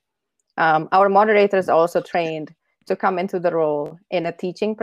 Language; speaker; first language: English; non-native, fluent; Indonesian